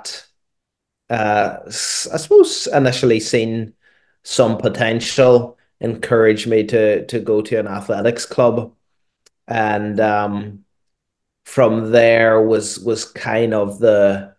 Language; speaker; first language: English; native; English